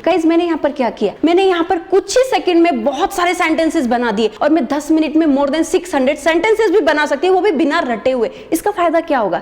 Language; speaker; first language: Hindi; native; Hindi